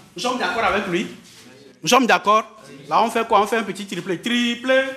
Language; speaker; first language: French; non-native, local second language; Ewe